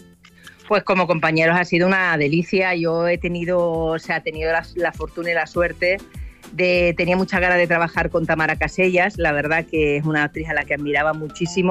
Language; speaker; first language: Spanish; native; Spanish